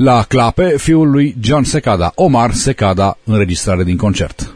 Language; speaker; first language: Romanian; native; Romanian